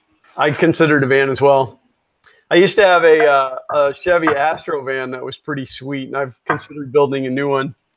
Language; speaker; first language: English; native; English